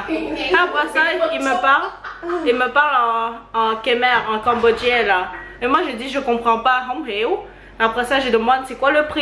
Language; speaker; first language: French; early bilingual, other home language; Vietnamese